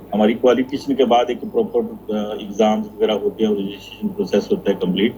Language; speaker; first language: Hindi; non-native, local second language; Punjabi